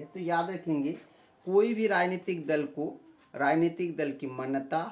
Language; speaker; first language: Hindi; native; Hindi